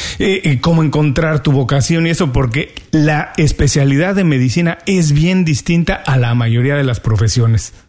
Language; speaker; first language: Spanish; native; Spanish